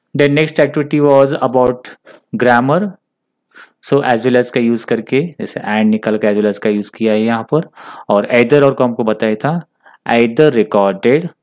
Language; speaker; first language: Hindi; non-native, local second language; Marathi